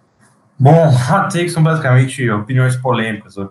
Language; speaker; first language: Portuguese; native; Portuguese